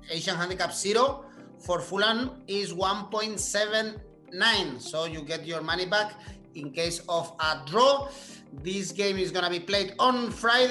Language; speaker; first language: English; non-native, fluent; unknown